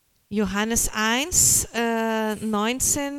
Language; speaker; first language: German; non-native, learner; Portuguese